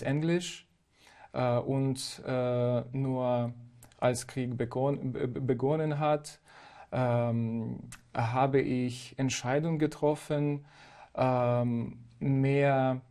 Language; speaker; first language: German; non-native, fluent; Ukrainian